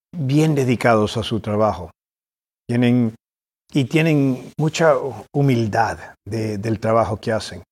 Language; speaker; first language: Spanish; early bilingual, heritage; Spanish